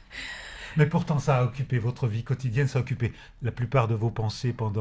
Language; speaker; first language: French; native; French